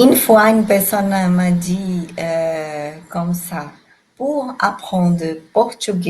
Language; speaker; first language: French; non-native, learner; Portuguese